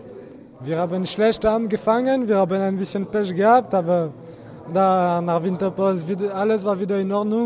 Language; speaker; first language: German; non-native, learner; French